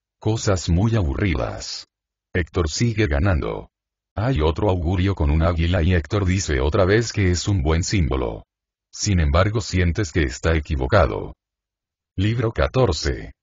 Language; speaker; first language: Spanish; native; Spanish